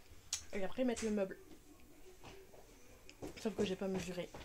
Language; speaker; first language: French; native; French